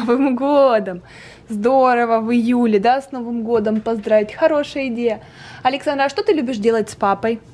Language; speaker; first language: Russian; native; Russian